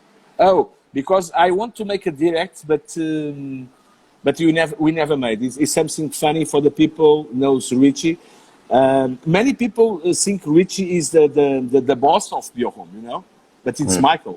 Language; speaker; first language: English; non-native, learner; Portuguese